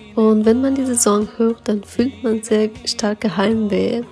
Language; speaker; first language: German; non-native, fluent; Persian